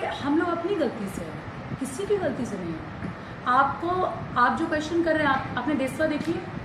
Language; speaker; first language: Hindi; native; Hindi